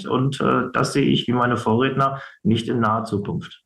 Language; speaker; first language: German; native; German